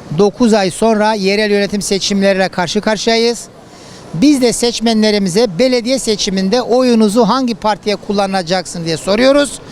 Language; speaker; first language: Turkish; native; Turkish